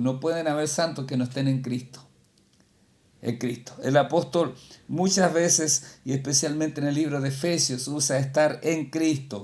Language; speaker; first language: Spanish; native; Spanish